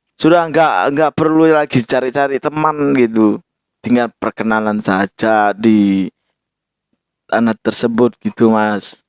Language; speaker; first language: Indonesian; non-native, local second language; Javanese